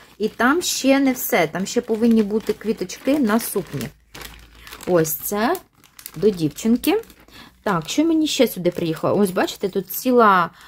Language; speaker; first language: Ukrainian; non-native, local second language; Russian